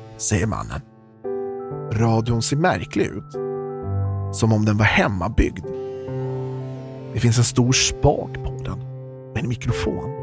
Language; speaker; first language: Swedish; native; Swedish